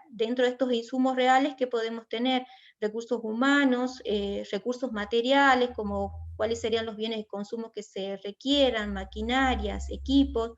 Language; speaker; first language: Spanish; native; Spanish